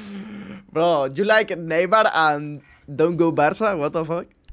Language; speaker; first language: English; non-native, learner; Spanish